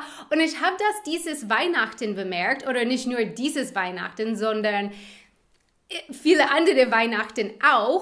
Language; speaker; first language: German; non-native, fluent; English